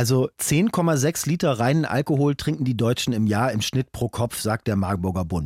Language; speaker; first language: German; native; German